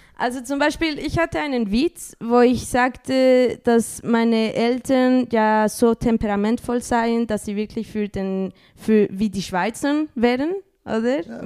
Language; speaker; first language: German; non-native, fluent; Spanish